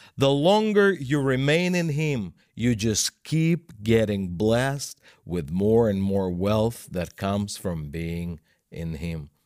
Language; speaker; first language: English; non-native, fluent; Russian